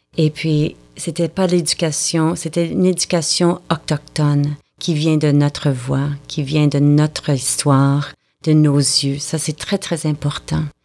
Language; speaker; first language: French; native; French